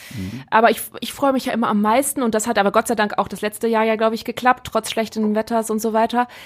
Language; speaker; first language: German; native; German